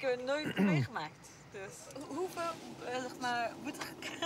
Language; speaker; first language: Dutch; non-native, fluent; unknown